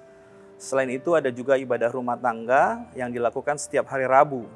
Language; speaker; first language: Indonesian; native; Indonesian